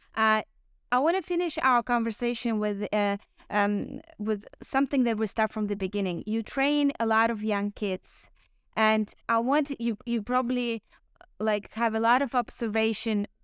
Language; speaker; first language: English; non-native, fluent; Ukrainian